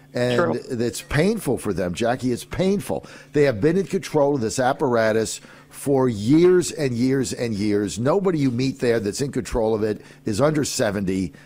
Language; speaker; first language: English; native; English